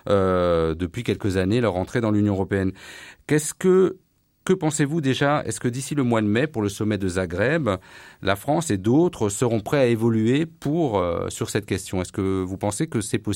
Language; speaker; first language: French; native; French